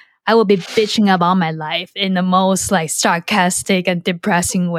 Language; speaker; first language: English; non-native, fluent; Chinese